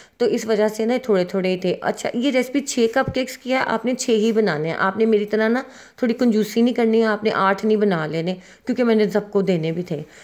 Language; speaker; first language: Urdu; native; Urdu